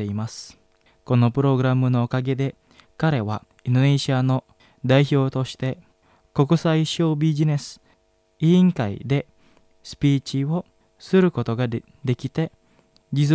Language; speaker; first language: Japanese; non-native, fluent; Indonesian